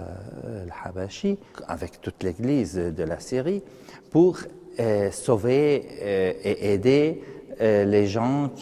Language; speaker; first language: French; non-native, fluent; Arabic